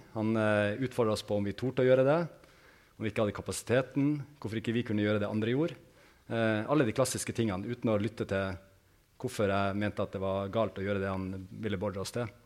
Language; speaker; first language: Norwegian; native; Norwegian